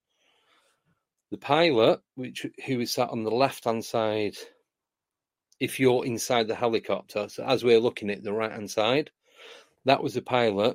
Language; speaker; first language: English; native; English